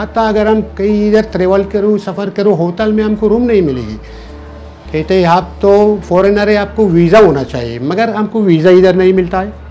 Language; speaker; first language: Hindi; non-native, fluent; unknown